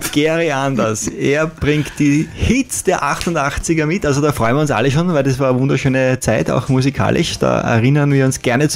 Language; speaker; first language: German; native; German